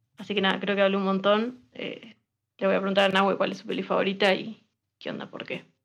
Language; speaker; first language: Spanish; native; Spanish